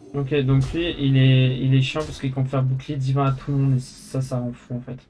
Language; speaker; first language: French; native; French